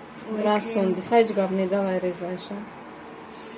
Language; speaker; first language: Russian; non-native, learner; Tajik